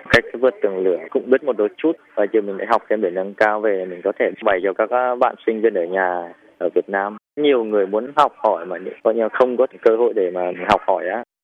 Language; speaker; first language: Vietnamese; native; Vietnamese